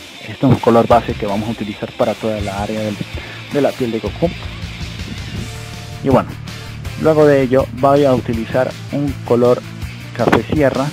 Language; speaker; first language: Spanish; native; Spanish